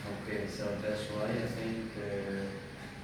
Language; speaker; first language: English; non-native, fluent; Indonesian